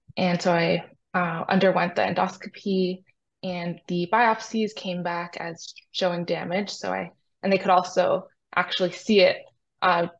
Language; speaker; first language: English; native; English